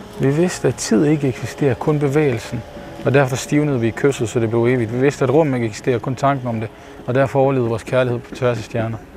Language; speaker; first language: Danish; early bilingual, other home language; Bosnian